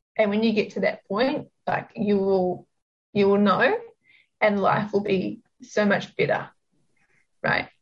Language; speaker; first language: English; native; English